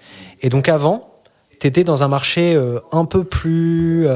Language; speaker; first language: French; native; French